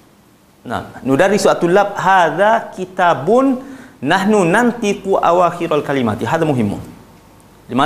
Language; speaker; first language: Arabic; non-native, fluent; Malay